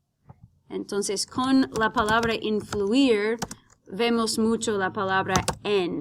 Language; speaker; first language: Spanish; non-native, fluent; English